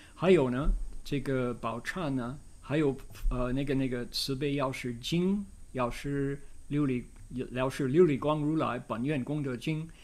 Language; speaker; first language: Chinese; non-native, fluent; English